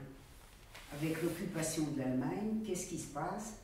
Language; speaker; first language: French; native; French